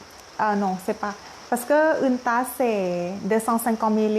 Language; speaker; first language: French; non-native, learner; Thai